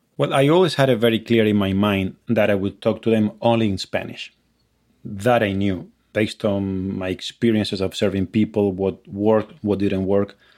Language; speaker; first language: English; non-native, fluent; Spanish